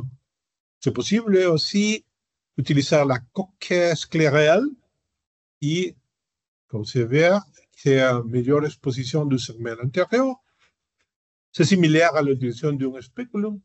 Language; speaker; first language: French; non-native, learner; Spanish